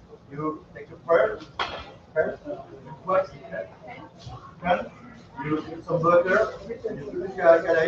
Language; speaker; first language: English; non-native, learner; French